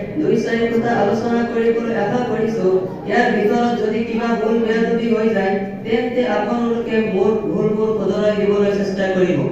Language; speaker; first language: Assamese; non-native, local second language; Bangla